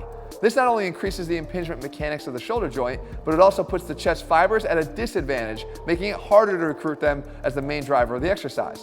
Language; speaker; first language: English; native; English